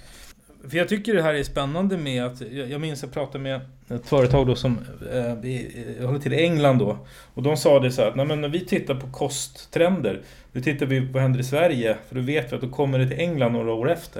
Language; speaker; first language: Swedish; native; Swedish